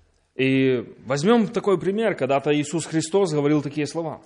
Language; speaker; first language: Polish; non-native, learner; Russian